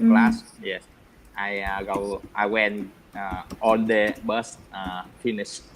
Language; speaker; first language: English; non-native, learner; Vietnamese